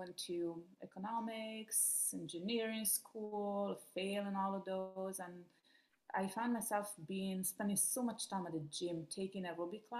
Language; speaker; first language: English; non-native, fluent; Italian